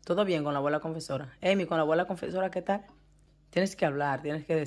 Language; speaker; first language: Spanish; native; Spanish